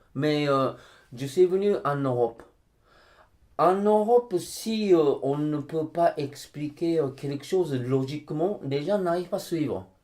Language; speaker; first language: French; non-native, fluent; Japanese